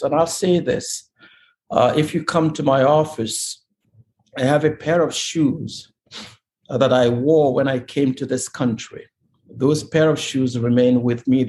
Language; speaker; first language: English; non-native, local second language; Igbo